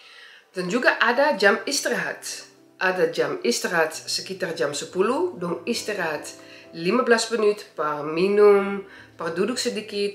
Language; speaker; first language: Indonesian; early bilingual, heritage; Indonesian